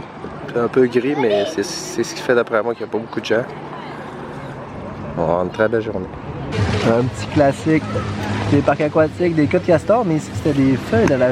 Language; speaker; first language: French; native; French